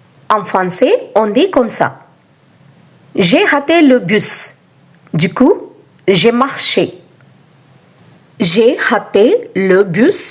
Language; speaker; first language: French; non-native, fluent; Telugu